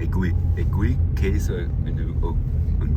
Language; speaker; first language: Spanish; non-native, learner; German